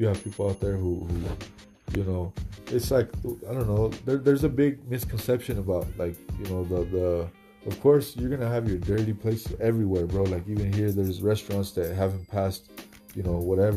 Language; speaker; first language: English; early bilingual, other home language; Spanish